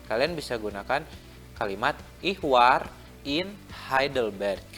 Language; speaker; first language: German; non-native, fluent; Indonesian